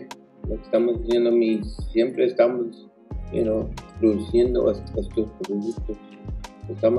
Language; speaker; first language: Spanish; early bilingual, heritage; Spanish